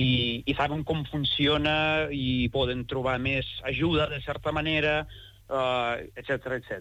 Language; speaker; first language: Catalan; non-native, fluent; Ukrainian